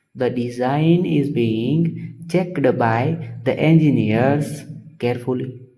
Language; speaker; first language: English; non-native, local second language; Gujarati